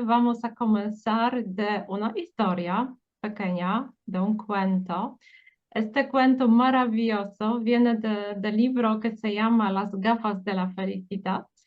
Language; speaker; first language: Spanish; non-native, fluent; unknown